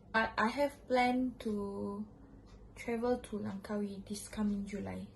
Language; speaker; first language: English; non-native, local second language; Malay